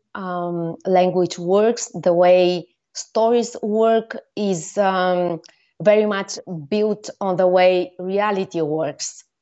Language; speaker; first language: English; non-native, fluent; Bulgarian